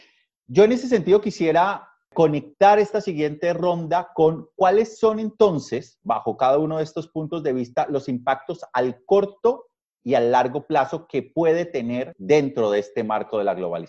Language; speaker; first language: Spanish; native; Spanish